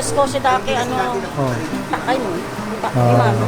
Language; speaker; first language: Japanese; non-native, learner; Filipino